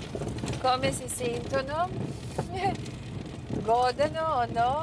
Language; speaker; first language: Italian; non-native, learner; Serbian